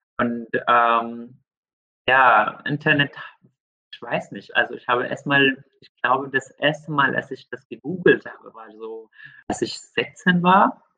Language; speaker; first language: German; non-native, fluent; Arabic